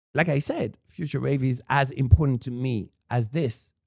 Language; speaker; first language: English; non-native, fluent; French